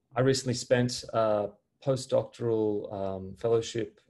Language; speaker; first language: English; native; English